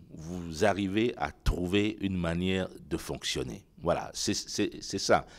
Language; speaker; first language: French; non-native, local second language; Ewe